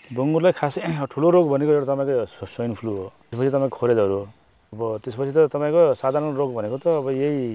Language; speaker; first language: Nepali; native; Nepali